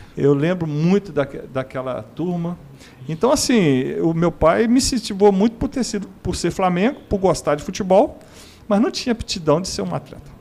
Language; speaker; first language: Portuguese; native; Portuguese